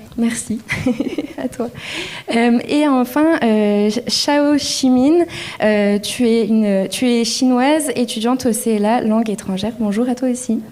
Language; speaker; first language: French; native; French